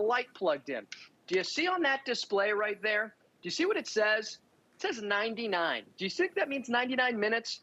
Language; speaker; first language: English; native; English